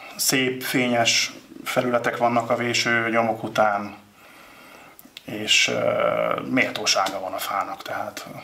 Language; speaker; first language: Hungarian; native; Hungarian